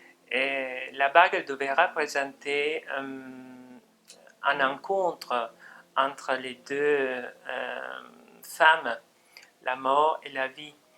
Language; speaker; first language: French; non-native, fluent; Italian